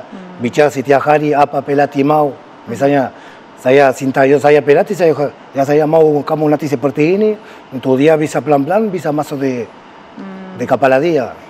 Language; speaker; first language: Indonesian; non-native, fluent; Spanish